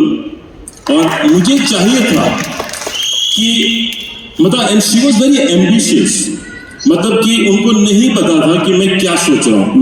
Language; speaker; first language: Hindi; native; Hindi